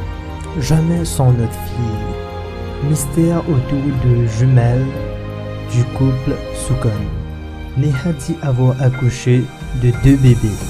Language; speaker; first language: French; non-native, local second language; Morisyen